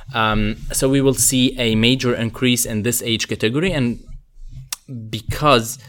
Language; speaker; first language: English; non-native, fluent; Arabic